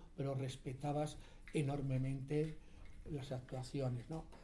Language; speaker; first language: Spanish; native; Spanish